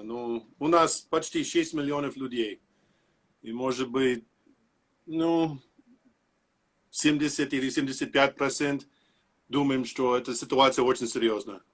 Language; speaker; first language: Russian; non-native, learner; English